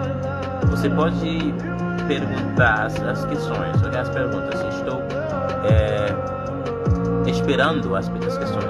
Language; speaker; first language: Portuguese; non-native, learner; Haitian Creole